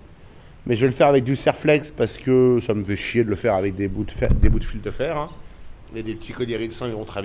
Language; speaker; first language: French; native; French